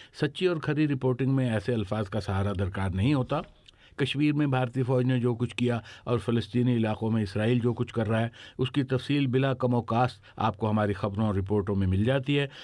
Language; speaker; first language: Urdu; native; Urdu